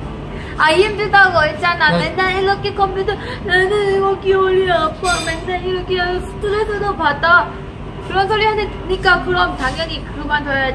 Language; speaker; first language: Korean; non-native, fluent; Thai